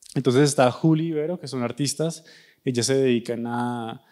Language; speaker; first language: Spanish; native; Spanish